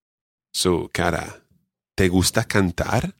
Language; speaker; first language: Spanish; non-native, fluent; English